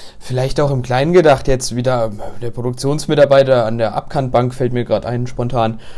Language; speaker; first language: German; native; German